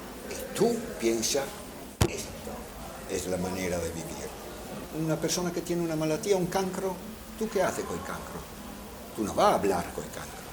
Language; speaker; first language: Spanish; non-native, learner; Italian